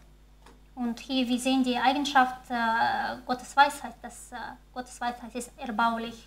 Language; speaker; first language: German; non-native, fluent; Chinese